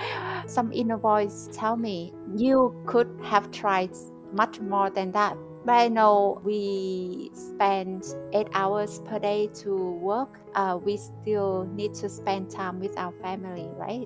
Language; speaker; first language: English; non-native, fluent; Vietnamese